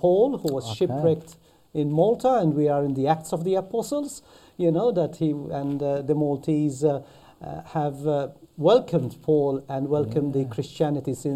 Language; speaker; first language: English; non-native, fluent; Maltese